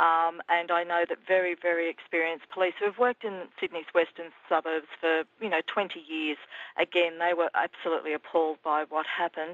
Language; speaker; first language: English; native; English